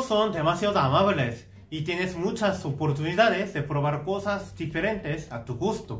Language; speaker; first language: Spanish; non-native, fluent; Korean